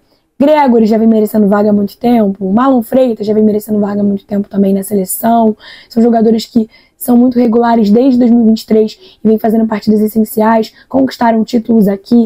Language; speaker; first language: Portuguese; native; Portuguese